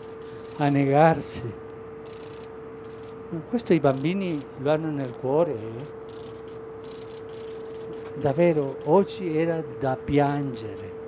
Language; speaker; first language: Italian; non-native, fluent; Spanish